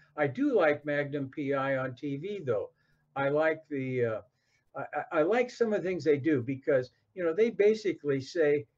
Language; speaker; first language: English; native; English